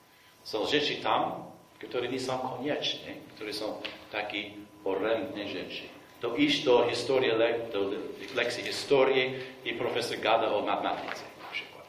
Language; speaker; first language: Polish; non-native, fluent; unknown